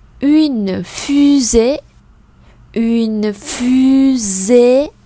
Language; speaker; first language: French; non-native, fluent; Vietnamese